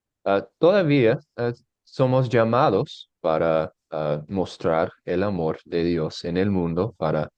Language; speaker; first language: Spanish; non-native, fluent; English